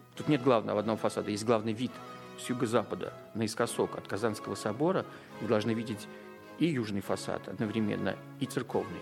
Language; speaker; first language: Russian; native; Russian